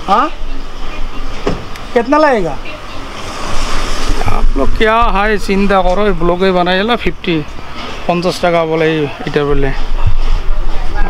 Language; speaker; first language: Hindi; non-native, local second language; Bangla